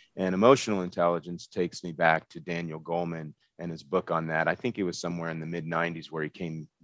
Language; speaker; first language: English; native; English